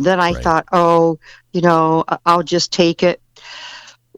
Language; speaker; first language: English; native; English